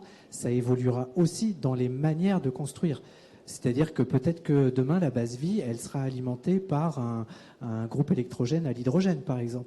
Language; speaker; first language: French; native; French